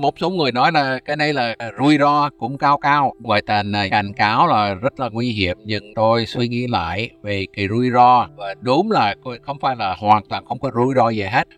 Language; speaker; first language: Vietnamese; non-native, fluent; English